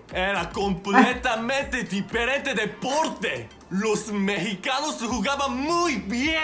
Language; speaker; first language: Spanish; non-native, learner; Korean